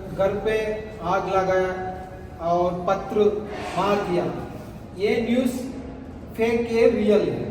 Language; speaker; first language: Hindi; non-native, local second language; Telugu